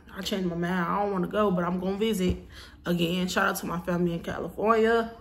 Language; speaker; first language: English; native; English